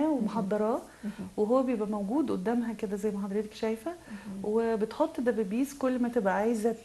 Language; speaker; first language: Arabic; native; Arabic